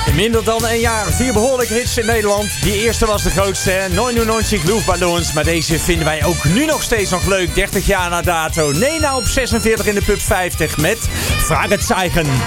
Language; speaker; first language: Dutch; native; Dutch